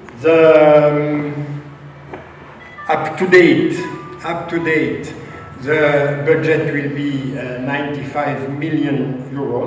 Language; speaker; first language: English; non-native, fluent; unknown